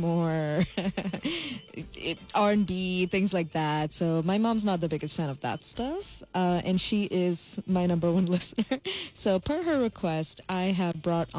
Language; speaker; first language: English; non-native, local second language; Malayalam